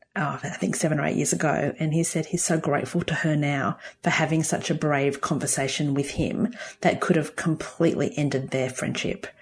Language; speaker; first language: English; native; English